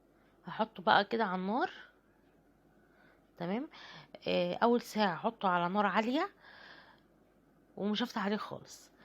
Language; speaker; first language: Arabic; native; Arabic